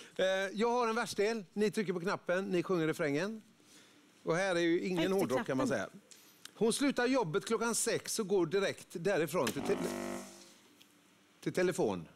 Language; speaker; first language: Swedish; native; Swedish